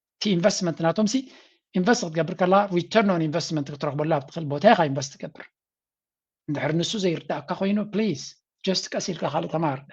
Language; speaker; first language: Tigrinya; native; Tigrinya